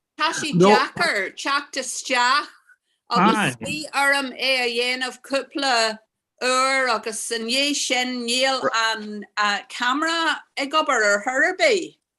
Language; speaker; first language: Irish; non-native, local second language; English